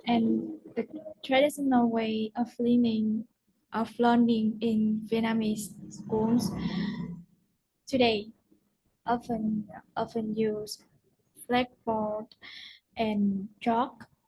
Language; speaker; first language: English; non-native, learner; Vietnamese